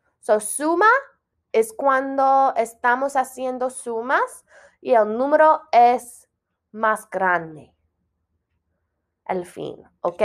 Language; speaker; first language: Spanish; non-native, fluent; English